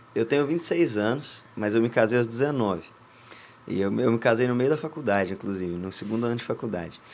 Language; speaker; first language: Portuguese; native; Portuguese